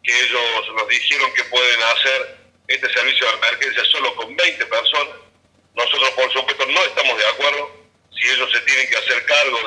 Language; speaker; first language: Spanish; native; Spanish